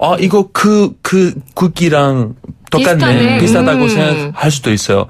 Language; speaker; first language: Korean; non-native, fluent; Greek